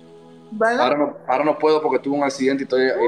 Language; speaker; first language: Spanish; native; Spanish